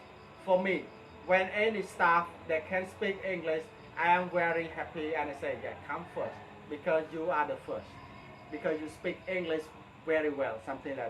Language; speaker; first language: English; non-native, fluent; Khmer